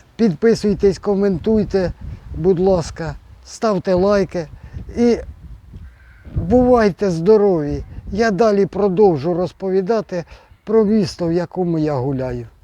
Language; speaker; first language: Ukrainian; native; Ukrainian